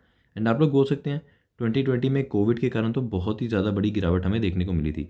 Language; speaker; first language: Hindi; native; Hindi